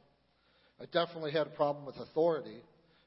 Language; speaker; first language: English; native; English